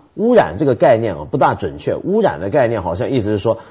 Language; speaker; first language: Chinese; early bilingual, other home language; Cantonese